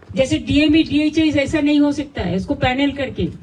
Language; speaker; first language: Hindi; non-native, local second language; Bangla